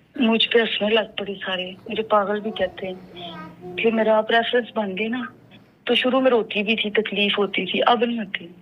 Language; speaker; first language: Urdu; native; Urdu